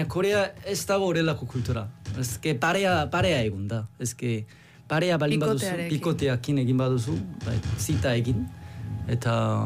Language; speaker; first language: Basque; non-native, learner; Korean